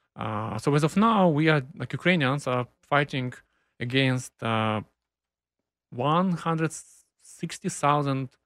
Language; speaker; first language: English; non-native, fluent; Ukrainian